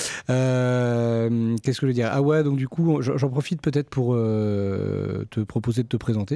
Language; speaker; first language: French; native; French